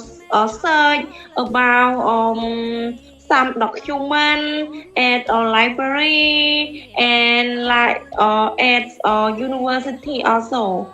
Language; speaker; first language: English; non-native, learner; Khmer